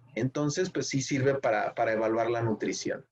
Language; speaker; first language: Spanish; native; Spanish